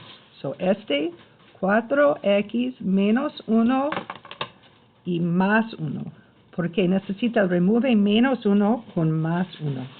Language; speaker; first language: Spanish; non-native, learner; English